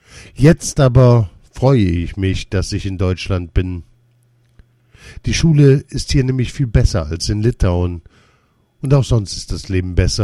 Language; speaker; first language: German; early bilingual, other home language; Lithuanian